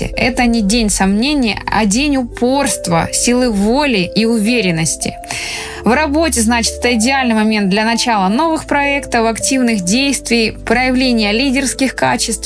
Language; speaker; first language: Russian; native; Russian